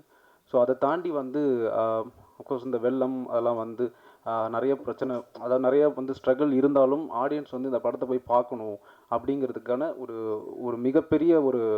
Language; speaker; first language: Tamil; native; Tamil